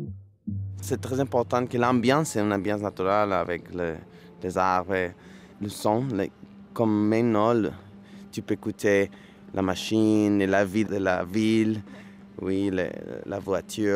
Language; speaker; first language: French; non-native, learner; Spanish